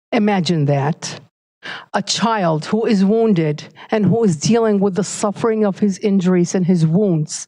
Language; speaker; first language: English; early bilingual, other home language; Arabic